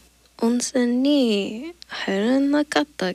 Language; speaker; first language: Japanese; non-native, learner; English